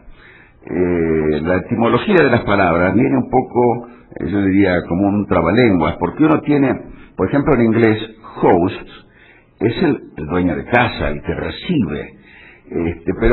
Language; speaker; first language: Spanish; native; Spanish